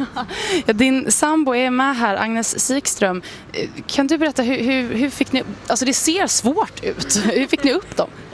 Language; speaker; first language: Swedish; native; Swedish